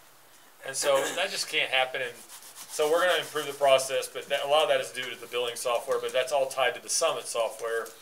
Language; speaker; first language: English; native; English